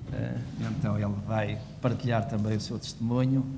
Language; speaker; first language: Portuguese; native; Portuguese